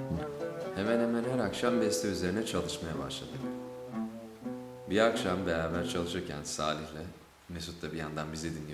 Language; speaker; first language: Turkish; native; Turkish